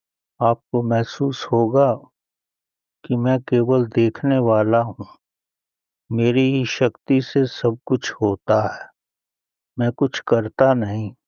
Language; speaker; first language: Hindi; native; Hindi